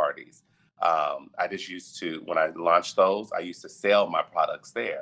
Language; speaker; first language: English; native; English